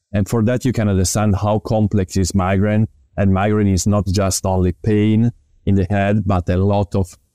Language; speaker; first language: English; non-native, fluent; Italian